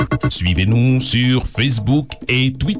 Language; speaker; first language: French; non-native, local second language; Haitian Creole